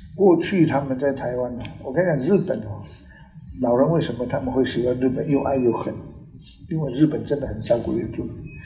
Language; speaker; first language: Chinese; non-native, local second language; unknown